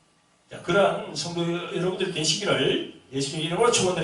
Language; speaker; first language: Korean; native; Korean